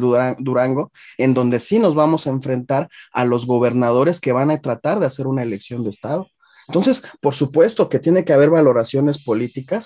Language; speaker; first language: Spanish; native; Spanish